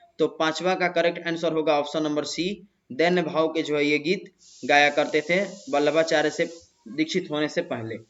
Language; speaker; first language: Hindi; native; Hindi